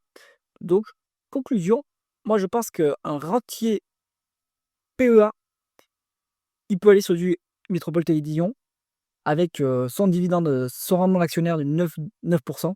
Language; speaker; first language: French; native; French